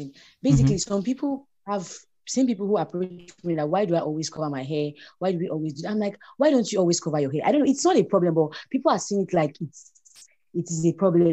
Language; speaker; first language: English; non-native, local second language; Yoruba